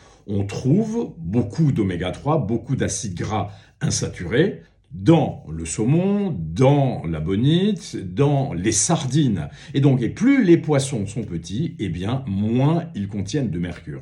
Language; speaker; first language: French; native; French